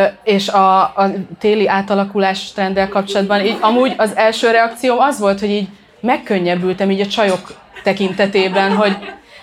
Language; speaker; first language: Hungarian; native; Hungarian